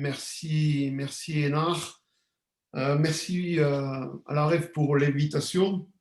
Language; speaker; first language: French; native; French